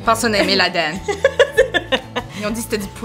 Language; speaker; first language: French; native; French